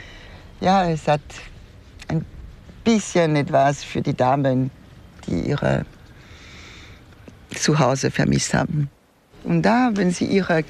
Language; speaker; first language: German; non-native, fluent; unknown